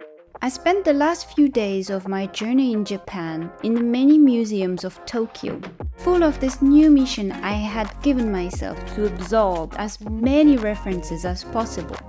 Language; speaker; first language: English; non-native, fluent; French